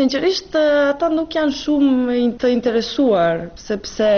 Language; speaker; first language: Albanian; non-native, fluent; Serbian